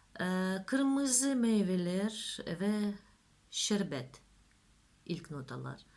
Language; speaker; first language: Turkish; non-native, learner; Russian